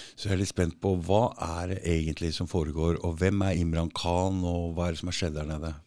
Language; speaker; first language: Norwegian; native; Norwegian